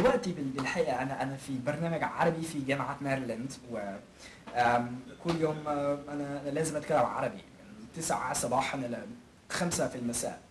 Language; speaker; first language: Arabic; non-native, fluent; English